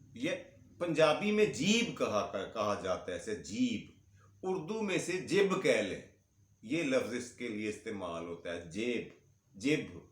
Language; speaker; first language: Urdu; non-native, local second language; Punjabi